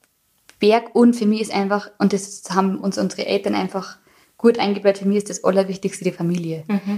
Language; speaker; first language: German; native; German